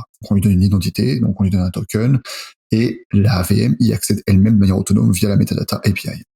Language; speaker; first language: French; native; French